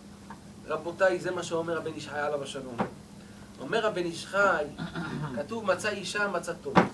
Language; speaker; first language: Hebrew; native; Hebrew